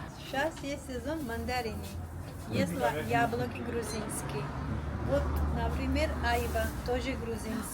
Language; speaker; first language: Russian; non-native, learner; Georgian